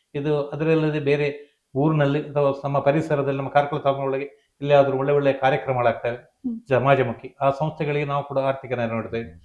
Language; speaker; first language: Kannada; non-native, local second language; Konkani